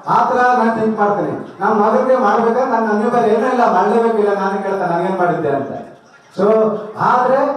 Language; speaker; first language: Kannada; non-native, local second language; Telugu